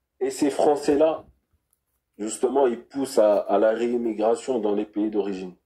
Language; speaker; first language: French; early bilingual, other home language; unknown